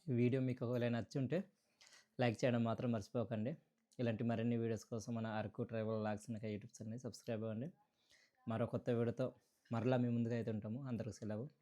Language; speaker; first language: Telugu; non-native, local second language; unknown